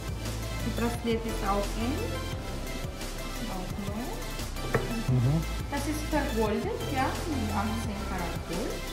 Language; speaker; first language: German; non-native, fluent; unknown